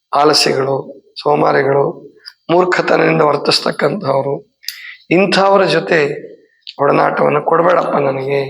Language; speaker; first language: Kannada; native; Kannada